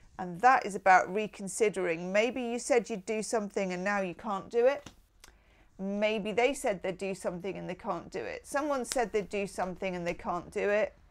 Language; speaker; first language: English; native; English